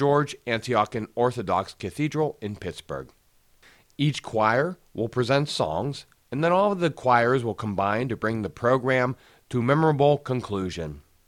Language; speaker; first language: English; native; English